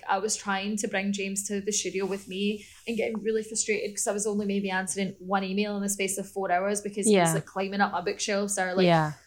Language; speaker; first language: English; native; English